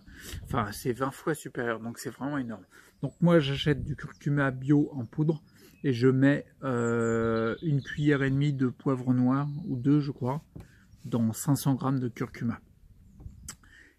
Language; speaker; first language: French; native; French